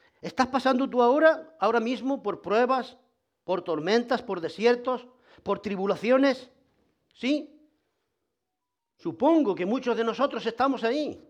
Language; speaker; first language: Spanish; native; Spanish